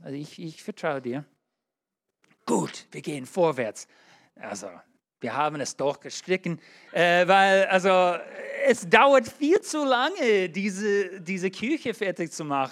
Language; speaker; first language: German; non-native, learner; English